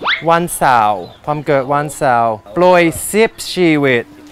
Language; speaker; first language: Thai; non-native, learner; English